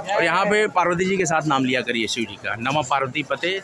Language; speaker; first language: Hindi; native; Hindi